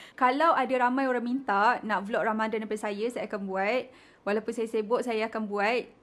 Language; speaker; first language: Malay; native; Malay